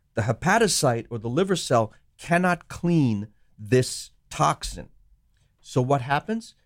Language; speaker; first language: English; non-native, local second language; Sinhala